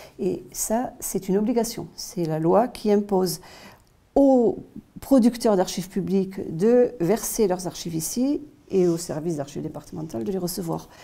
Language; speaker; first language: French; native; French